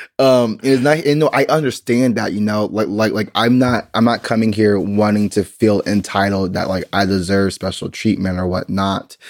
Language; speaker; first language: English; native; English